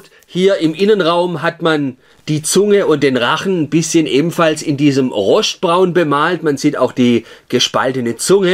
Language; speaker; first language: German; native; German